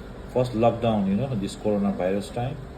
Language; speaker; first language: English; non-native, fluent; Nepali